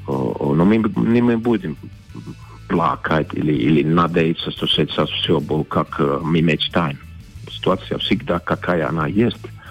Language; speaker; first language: Russian; non-native, fluent; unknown